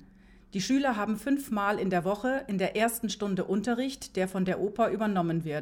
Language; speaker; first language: German; native; German